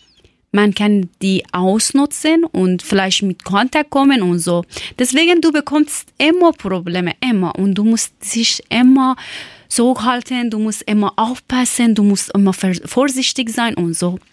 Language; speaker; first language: German; non-native, learner; Persian